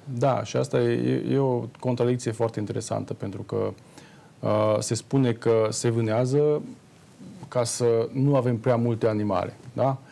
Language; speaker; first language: Romanian; non-native, local second language; Hungarian